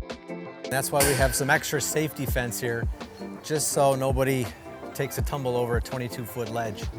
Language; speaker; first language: English; native; English